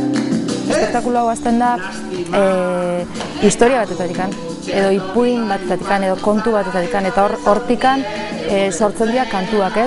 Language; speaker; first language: Basque; native; Basque